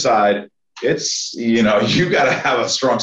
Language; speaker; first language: English; native; English